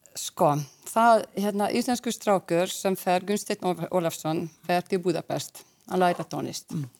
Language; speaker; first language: Icelandic; non-native, fluent; Hungarian